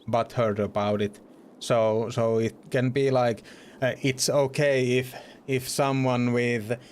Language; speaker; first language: English; non-native, fluent; Finnish